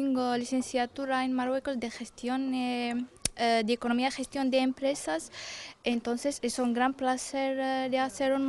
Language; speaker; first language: Spanish; non-native, fluent; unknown